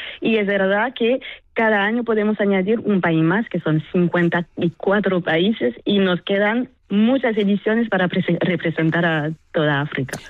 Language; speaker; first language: Spanish; non-native, fluent; French